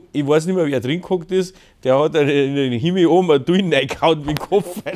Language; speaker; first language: German; native; German